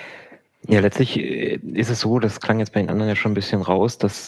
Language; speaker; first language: German; native; German